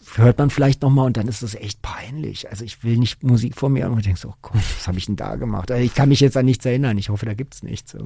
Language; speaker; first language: German; native; German